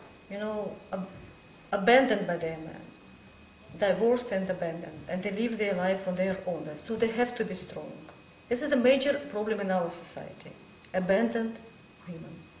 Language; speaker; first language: English; non-native, fluent; Russian